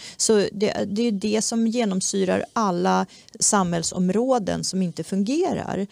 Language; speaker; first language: Swedish; early bilingual, other home language; Czech